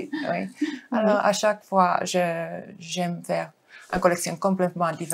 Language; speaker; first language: French; non-native, fluent; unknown